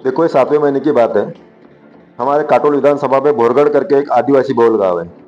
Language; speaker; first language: Hindi; non-native, local second language; Marathi